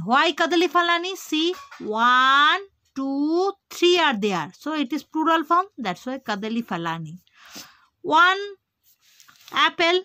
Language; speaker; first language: English; non-native, local second language; Bangla